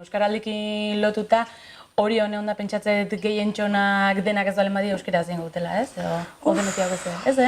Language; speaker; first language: Basque; native; Basque